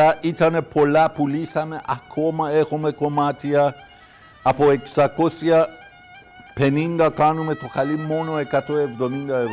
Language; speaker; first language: Greek; non-native, learner; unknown